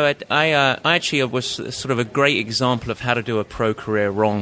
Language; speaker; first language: English; native; English